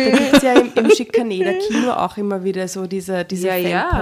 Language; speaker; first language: German; native; German